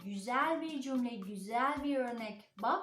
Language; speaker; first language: Turkish; non-native, learner; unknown